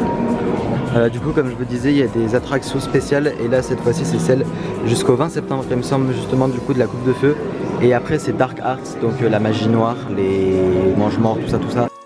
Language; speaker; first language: French; native; French